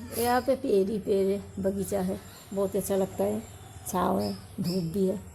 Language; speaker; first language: Hindi; non-native, local second language; Bangla